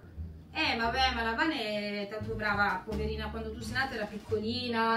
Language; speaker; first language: Italian; native; Italian